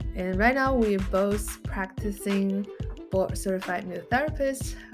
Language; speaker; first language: English; non-native, fluent; Chinese